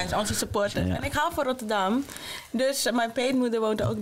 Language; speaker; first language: Dutch; native; Dutch